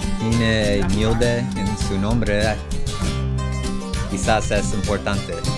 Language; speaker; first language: Spanish; non-native, learner; English